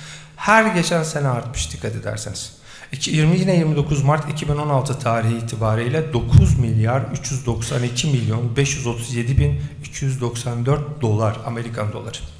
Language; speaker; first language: Turkish; native; Turkish